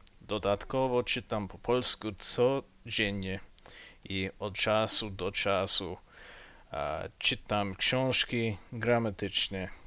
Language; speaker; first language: Polish; non-native, learner; English